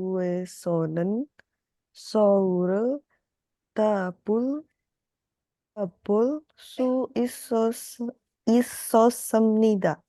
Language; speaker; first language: Korean; non-native, learner; Indonesian